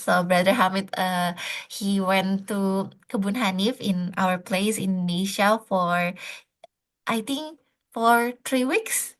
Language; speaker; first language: English; non-native, fluent; Indonesian